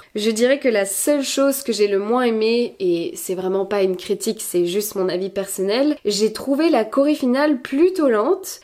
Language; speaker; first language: French; native; French